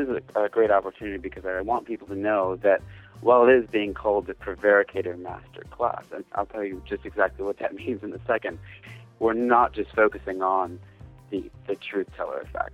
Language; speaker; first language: English; native; English